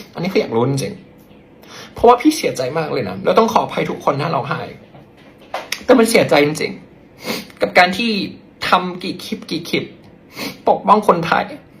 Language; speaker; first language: Thai; non-native, fluent; English